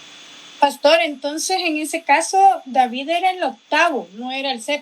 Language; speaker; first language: Spanish; native; Spanish